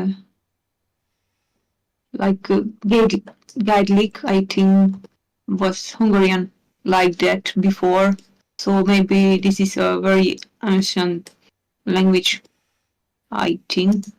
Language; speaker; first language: English; non-native, learner; Hungarian